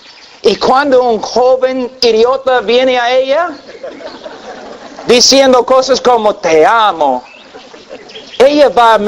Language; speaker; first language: Spanish; non-native, fluent; English